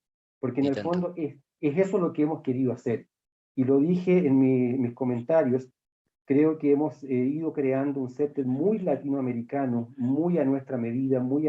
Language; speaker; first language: Spanish; native; Spanish